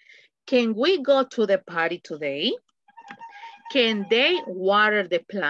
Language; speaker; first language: English; non-native, fluent; Spanish